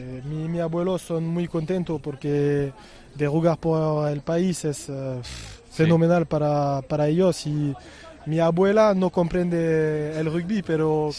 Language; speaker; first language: Spanish; non-native, learner; French